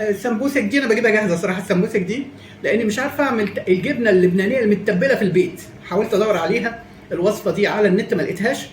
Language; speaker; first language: Arabic; native; Arabic